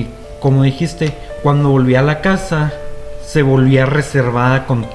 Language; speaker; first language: Spanish; native; Spanish